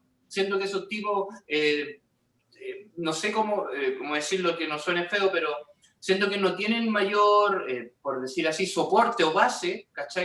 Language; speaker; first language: Spanish; native; Spanish